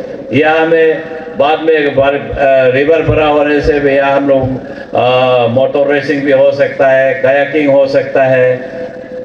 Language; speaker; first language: Hindi; non-native, local second language; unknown